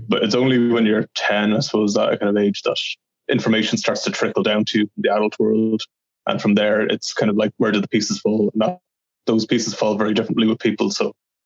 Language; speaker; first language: English; native; English